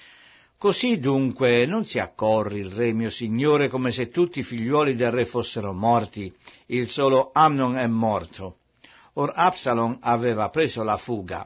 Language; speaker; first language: Italian; native; Italian